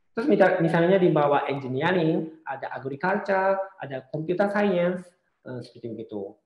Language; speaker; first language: Indonesian; non-native, fluent; Japanese